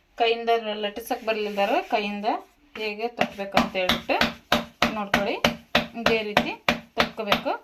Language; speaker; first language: Kannada; native; Kannada